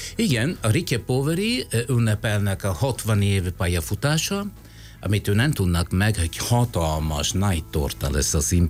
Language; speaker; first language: Hungarian; non-native, fluent; Italian